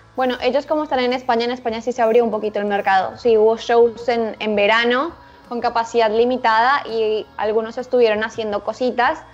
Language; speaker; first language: Spanish; native; Spanish